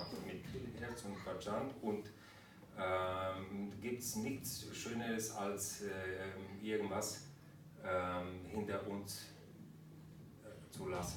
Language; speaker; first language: German; non-native, fluent; Romanian